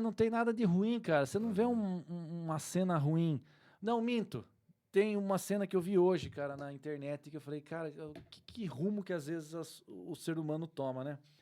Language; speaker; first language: Portuguese; native; Portuguese